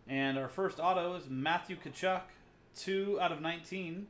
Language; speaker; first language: English; native; English